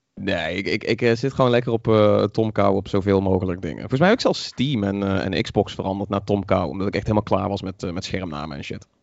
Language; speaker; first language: Dutch; native; Dutch